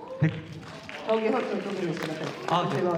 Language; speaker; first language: Korean; native; Korean